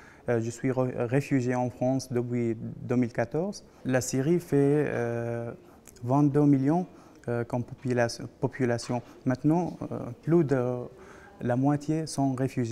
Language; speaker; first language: French; non-native, fluent; Arabic